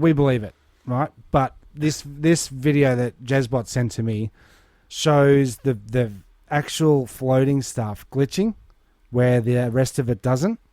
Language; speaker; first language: English; native; English